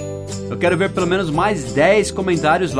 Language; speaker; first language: Portuguese; non-native, fluent; English